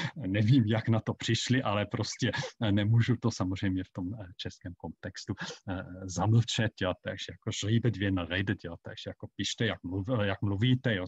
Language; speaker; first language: Czech; non-native, fluent; German